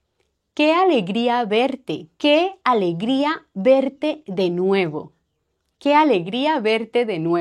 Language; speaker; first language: Spanish; non-native, fluent; French